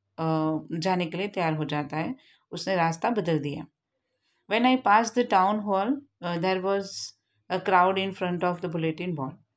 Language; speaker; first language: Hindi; non-native, local second language; Gujarati